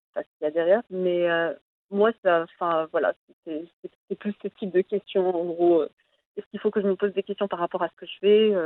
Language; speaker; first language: French; non-native, local second language; Arabic